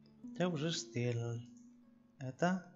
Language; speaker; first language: Russian; non-native, learner; Spanish